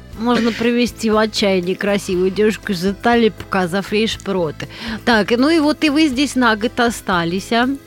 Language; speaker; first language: Russian; native; Russian